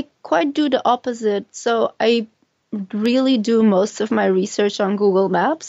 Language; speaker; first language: English; non-native, fluent; Dutch